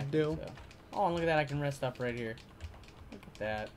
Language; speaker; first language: English; native; English